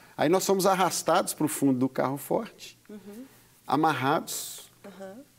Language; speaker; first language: Portuguese; native; Portuguese